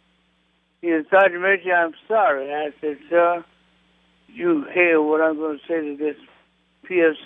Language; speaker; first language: English; native; English